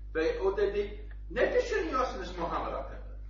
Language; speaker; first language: Turkish; non-native, learner; German